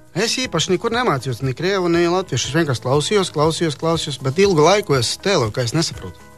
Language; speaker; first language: Latvian; non-native, fluent; Croatian